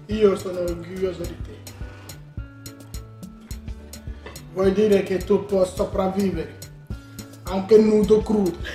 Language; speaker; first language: Italian; non-native, learner; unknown